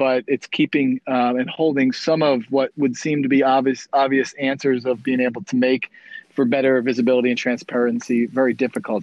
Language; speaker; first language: English; native; English